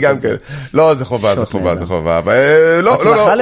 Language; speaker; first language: Hebrew; native; Hebrew